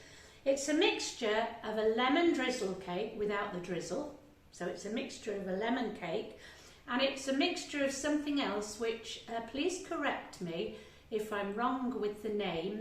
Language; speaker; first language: English; native; English